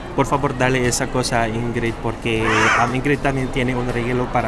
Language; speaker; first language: Spanish; non-native, learner; Filipino